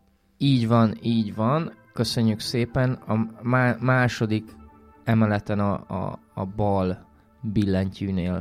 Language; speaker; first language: Hungarian; native; Hungarian